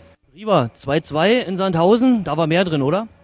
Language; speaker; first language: German; native; German